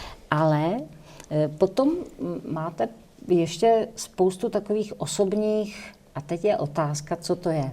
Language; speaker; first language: Czech; native; Czech